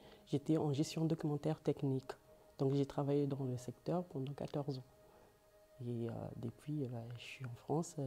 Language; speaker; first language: French; non-native, local second language; Lingala